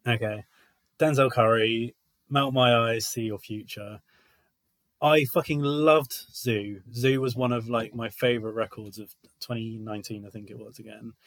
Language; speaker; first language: English; native; English